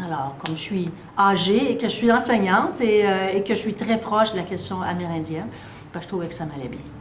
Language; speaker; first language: French; native; French